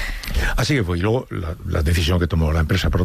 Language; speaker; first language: Spanish; native; Spanish